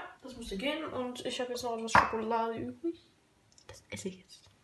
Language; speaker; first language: German; native; German